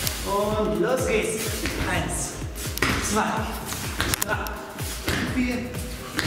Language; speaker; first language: German; non-native, learner; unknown